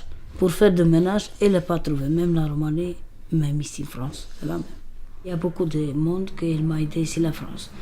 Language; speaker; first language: French; non-native, learner; Romanian